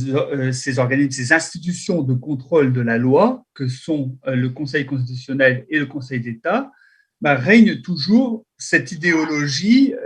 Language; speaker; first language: French; native; French